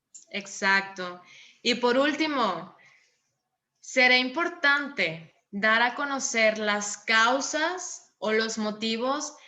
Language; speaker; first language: Spanish; native; Spanish